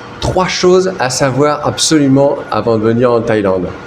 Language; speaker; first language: French; native; French